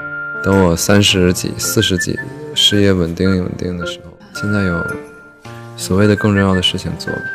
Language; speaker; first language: Chinese; native; Chinese